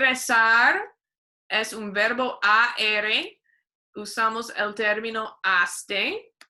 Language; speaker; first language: Spanish; non-native, fluent; English